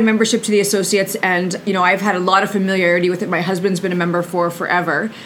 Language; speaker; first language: English; native; English